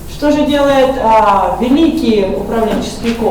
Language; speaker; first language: Russian; native; Russian